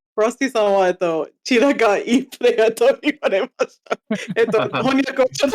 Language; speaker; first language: Japanese; non-native, fluent; English